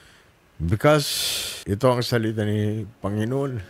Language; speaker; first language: Filipino; non-native, learner; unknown